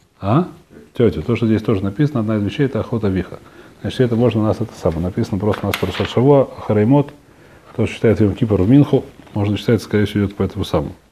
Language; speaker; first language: Russian; early bilingual, heritage; Russian